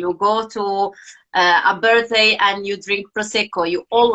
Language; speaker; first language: English; non-native, fluent; Italian